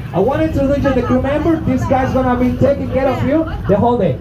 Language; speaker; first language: English; non-native, fluent; Spanish